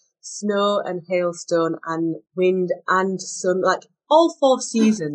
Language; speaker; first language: English; native; English